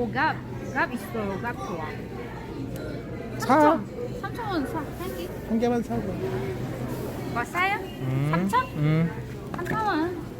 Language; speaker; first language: Korean; non-native, learner; Vietnamese